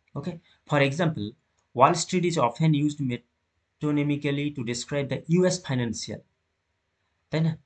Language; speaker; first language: English; non-native, local second language; Bangla